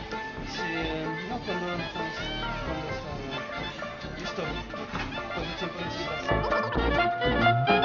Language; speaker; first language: Spanish; non-native, learner; French